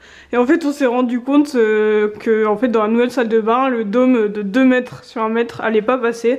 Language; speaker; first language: French; native; French